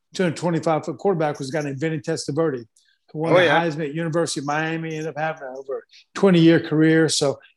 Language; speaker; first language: English; native; English